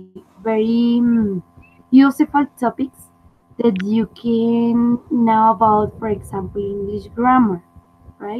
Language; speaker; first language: English; non-native, fluent; Spanish